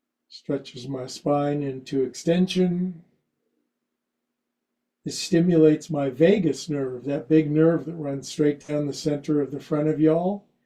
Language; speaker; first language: English; native; English